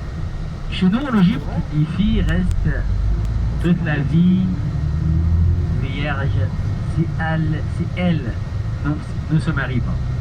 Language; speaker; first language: French; non-native, learner; Arabic